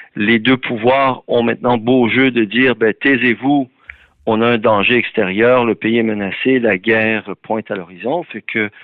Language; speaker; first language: French; early bilingual, other home language; Persian